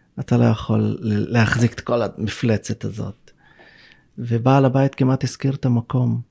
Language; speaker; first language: Hebrew; non-native, local second language; Arabic